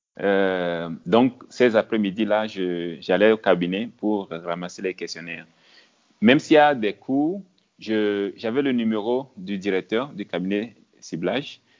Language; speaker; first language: French; non-native, local second language; Ewe